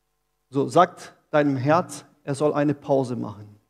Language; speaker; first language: German; non-native, fluent; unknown